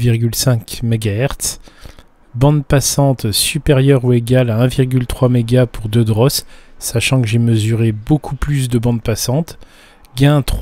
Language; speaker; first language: French; native; French